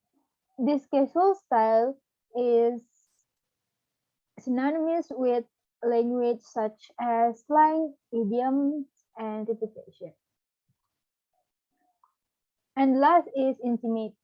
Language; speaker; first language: English; non-native, learner; Balinese